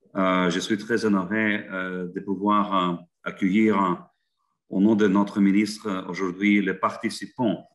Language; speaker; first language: French; non-native, fluent; Lithuanian